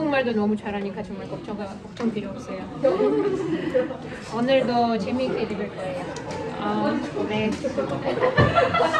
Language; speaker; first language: Korean; non-native, learner; Russian